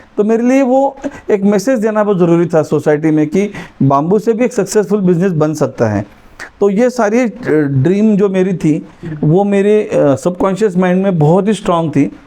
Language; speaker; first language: Hindi; non-native, local second language; Marathi